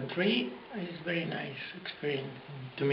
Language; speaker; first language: English; non-native, learner; Spanish